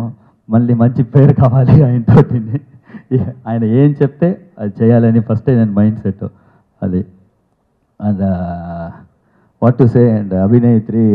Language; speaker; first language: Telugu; non-native, learner; Tamil